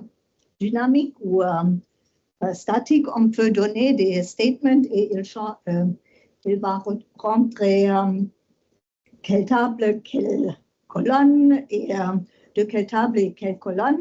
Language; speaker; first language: French; non-native, learner; German